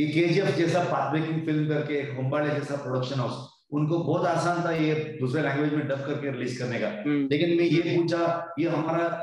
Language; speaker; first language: Hindi; non-native, local second language; Kannada